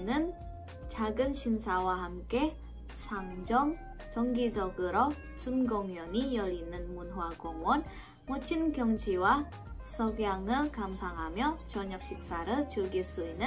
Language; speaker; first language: Korean; non-native, fluent; Indonesian